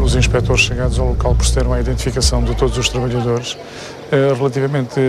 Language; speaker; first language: Portuguese; native; Portuguese